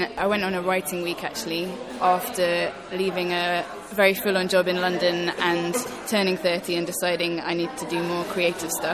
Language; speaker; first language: English; native; English